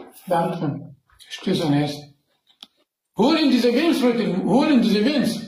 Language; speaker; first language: German; non-native, learner; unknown